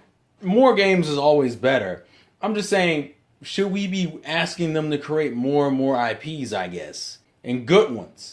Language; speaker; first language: English; native; English